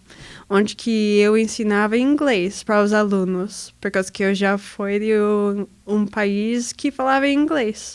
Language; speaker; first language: Portuguese; non-native, learner; English